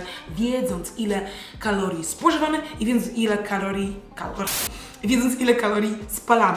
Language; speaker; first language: Polish; native; Polish